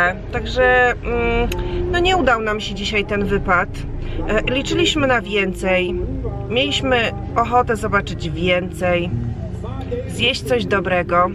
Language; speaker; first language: Polish; native; Polish